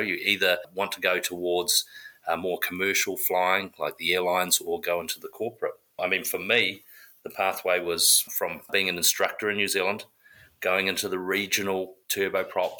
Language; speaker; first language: English; native; English